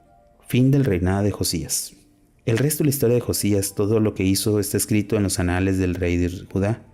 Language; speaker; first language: Spanish; native; Spanish